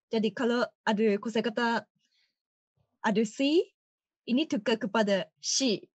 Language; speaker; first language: Malay; non-native, learner; Japanese